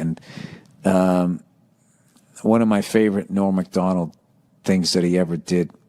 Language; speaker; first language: English; native; English